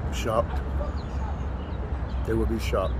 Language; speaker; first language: English; native; English